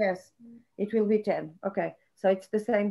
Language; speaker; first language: English; non-native, fluent; Portuguese